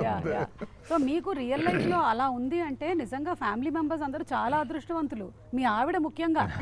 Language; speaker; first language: Telugu; native; Telugu